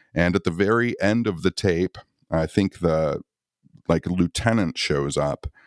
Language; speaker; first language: English; native; English